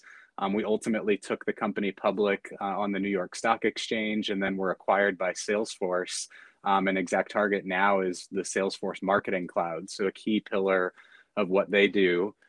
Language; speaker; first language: English; native; English